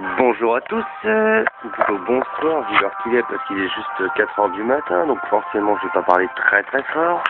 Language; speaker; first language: French; native; French